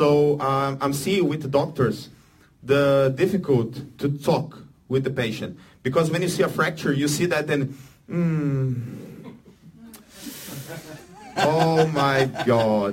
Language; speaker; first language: English; non-native, learner; Portuguese